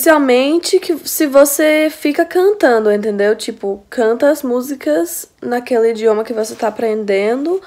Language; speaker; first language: Portuguese; non-native, fluent; English